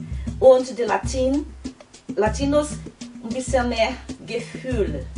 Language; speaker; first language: German; non-native, fluent; Portuguese